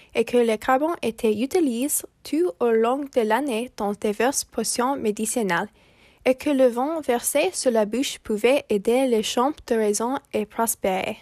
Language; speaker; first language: French; non-native, learner; English